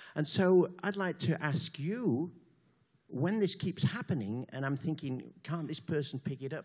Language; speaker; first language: English; native; English